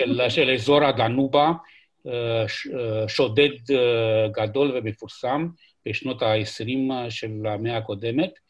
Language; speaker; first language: Hebrew; non-native, fluent; Romanian